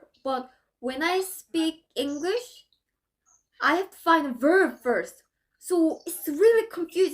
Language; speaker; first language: English; non-native, fluent; Korean